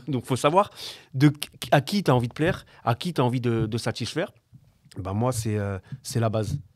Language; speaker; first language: French; native; French